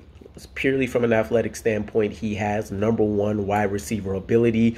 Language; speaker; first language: English; native; English